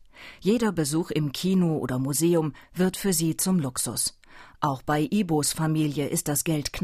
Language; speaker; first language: German; native; German